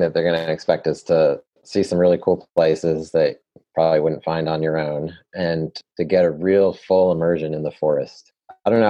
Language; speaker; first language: English; native; English